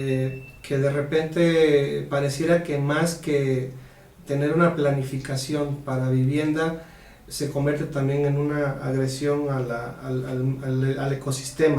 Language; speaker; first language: Spanish; native; Spanish